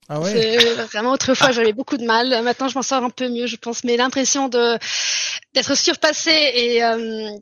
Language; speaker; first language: French; early bilingual, heritage; German